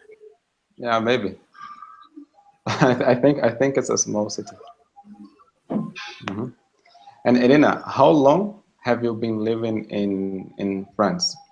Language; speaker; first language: English; non-native, fluent; Russian